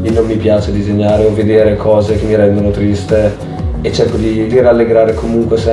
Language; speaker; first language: Italian; native; Italian